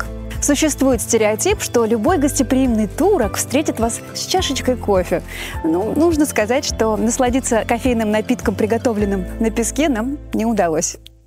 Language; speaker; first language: Russian; native; Russian